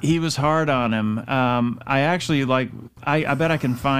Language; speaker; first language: English; native; English